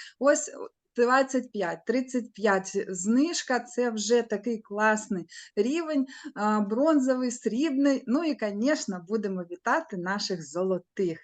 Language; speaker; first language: Ukrainian; non-native, local second language; Russian